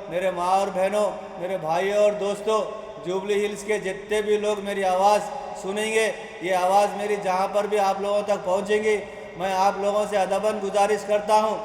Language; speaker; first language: Hindi; non-native, local second language; Telugu